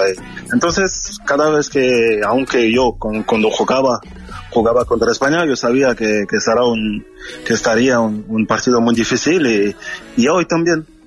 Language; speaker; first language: Spanish; non-native, fluent; French